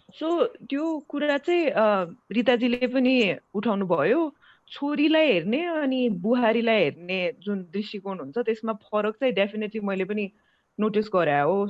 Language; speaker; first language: Nepali; non-native, local second language; Maithili